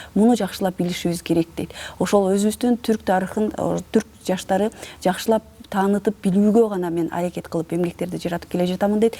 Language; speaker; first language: Kyrgyz; native; Kyrgyz